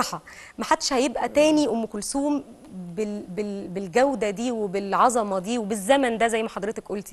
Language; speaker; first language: Arabic; native; Arabic